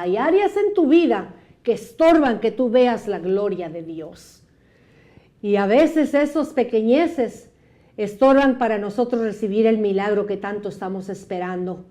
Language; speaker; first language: Spanish; native; Spanish